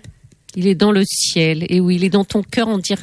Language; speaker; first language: French; native; French